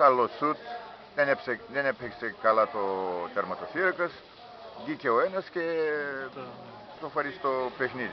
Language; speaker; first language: Greek; non-native, learner; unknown